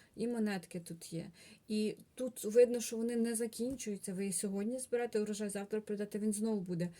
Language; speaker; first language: Ukrainian; non-native, local second language; Russian